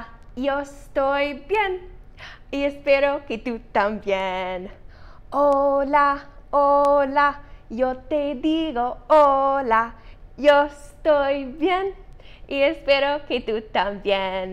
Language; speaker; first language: Spanish; non-native, fluent; English